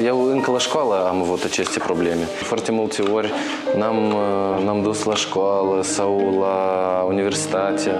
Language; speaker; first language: Romanian; non-native, local second language; Russian